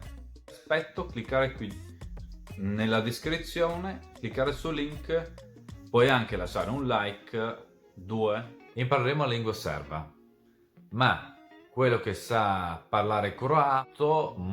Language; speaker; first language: Italian; non-native, fluent; Serbian